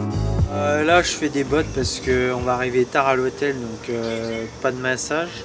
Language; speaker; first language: French; native; French